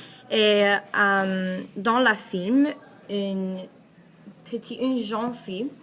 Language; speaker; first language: French; non-native, learner; Persian